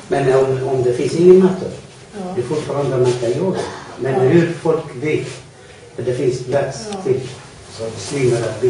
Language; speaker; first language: Swedish; non-native, learner; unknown